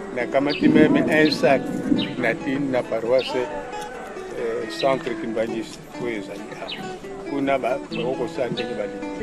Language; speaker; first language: Lingala; non-native, local second language; Kongo